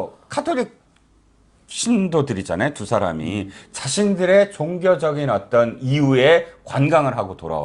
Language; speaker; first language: Korean; native; Korean